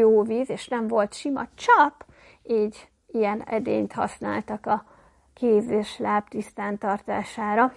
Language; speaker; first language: Hungarian; native; Hungarian